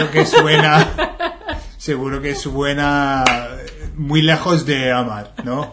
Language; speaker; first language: Spanish; non-native, fluent; English